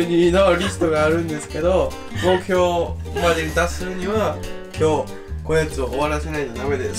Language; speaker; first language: Japanese; native; Japanese